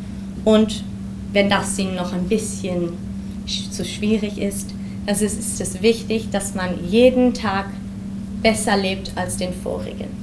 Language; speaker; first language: German; early bilingual, heritage; German